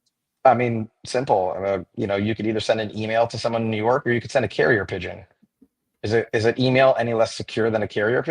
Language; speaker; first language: English; native; English